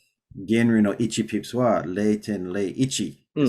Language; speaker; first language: Japanese; non-native, learner; English